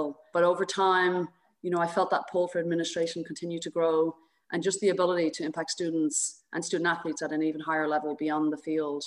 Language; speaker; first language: English; native; English